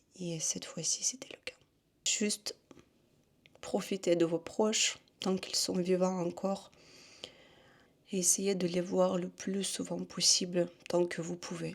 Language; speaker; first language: French; non-native, fluent; Russian